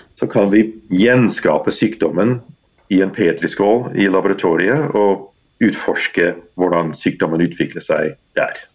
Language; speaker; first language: Norwegian; non-native, fluent; English